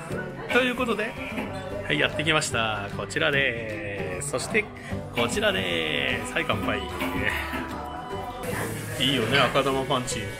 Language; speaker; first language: Japanese; native; Japanese